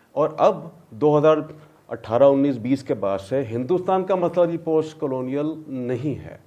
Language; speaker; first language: Urdu; non-native, local second language; Punjabi